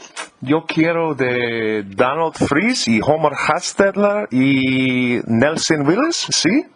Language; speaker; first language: Spanish; non-native, learner; English